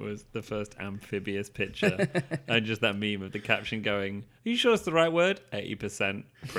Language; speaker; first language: English; native; English